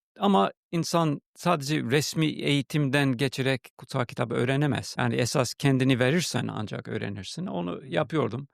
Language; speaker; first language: Turkish; non-native, fluent; English